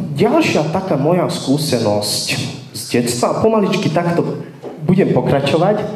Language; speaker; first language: Slovak; non-native, local second language; Hungarian